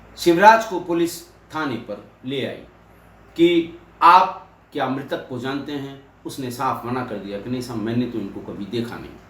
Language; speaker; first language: Hindi; native; Hindi